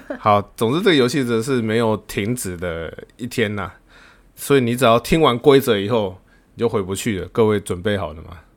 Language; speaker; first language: Chinese; native; Chinese